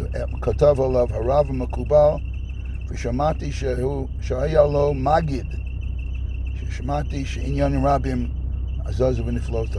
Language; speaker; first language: Hebrew; non-native, fluent; English